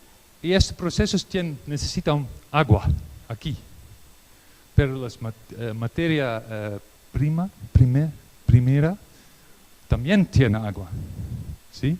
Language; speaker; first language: Spanish; non-native, learner; Dutch